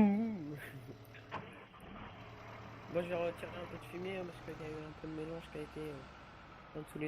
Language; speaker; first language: French; native; French